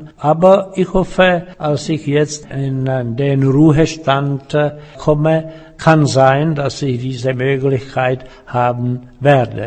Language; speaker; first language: German; non-native, fluent; Czech